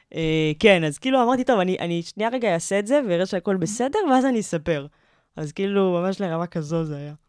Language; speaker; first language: Hebrew; native; Hebrew